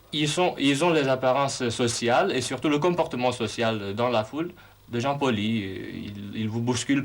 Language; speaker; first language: French; non-native, fluent; Romanian